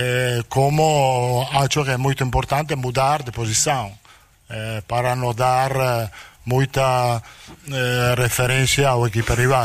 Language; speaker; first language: Portuguese; non-native, learner; Italian